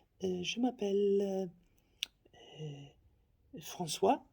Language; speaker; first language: French; non-native, learner; Faroese